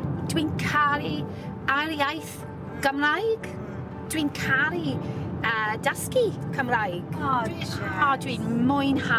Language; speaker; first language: Welsh; non-native, learner; English